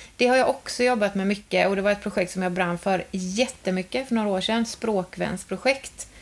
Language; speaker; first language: Swedish; native; Swedish